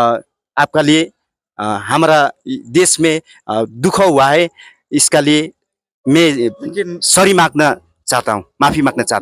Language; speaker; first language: Hindi; non-native, learner; Nepali